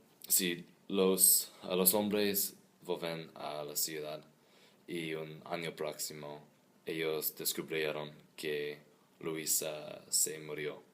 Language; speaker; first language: Spanish; non-native, learner; English